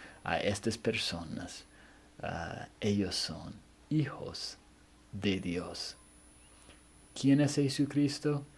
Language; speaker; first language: Spanish; non-native, fluent; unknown